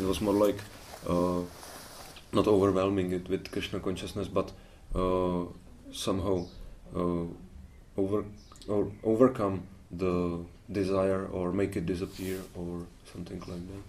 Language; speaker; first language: English; non-native, fluent; Czech